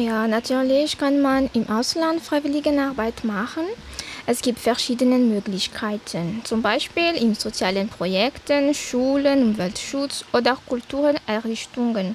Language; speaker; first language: German; non-native, fluent; Malagasy